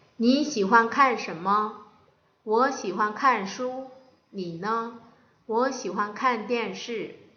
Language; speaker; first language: Chinese; non-native, fluent; Korean